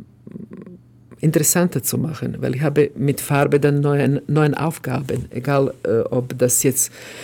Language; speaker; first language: German; non-native, fluent; Croatian